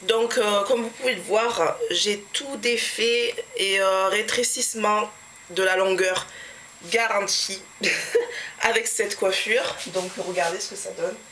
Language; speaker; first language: French; native; French